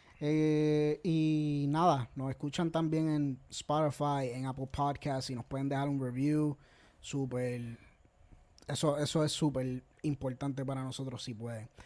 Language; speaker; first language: Spanish; native; Spanish